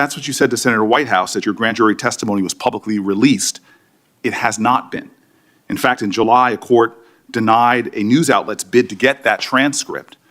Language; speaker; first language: English; native; English